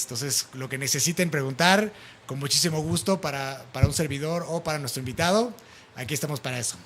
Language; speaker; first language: Spanish; native; Spanish